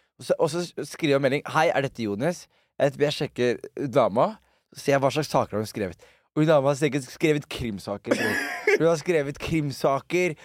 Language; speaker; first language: Norwegian; early bilingual, other home language; Somali